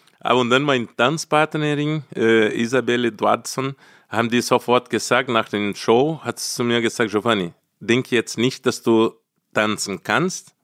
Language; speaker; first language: German; non-native, fluent; Portuguese